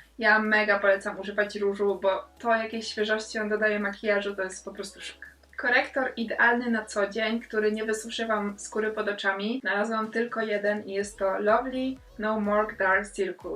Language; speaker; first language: Polish; native; Polish